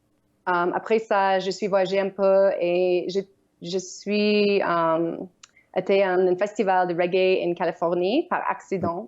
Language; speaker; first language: French; non-native, learner; Ukrainian